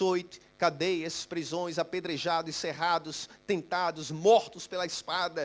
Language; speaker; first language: Portuguese; native; Portuguese